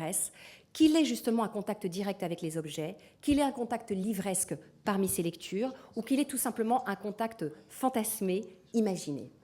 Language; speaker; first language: French; native; French